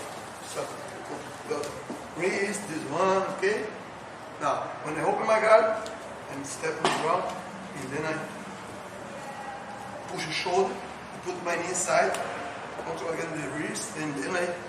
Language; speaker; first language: English; non-native, learner; Portuguese